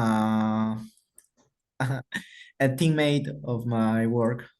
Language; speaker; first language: English; non-native, learner; Spanish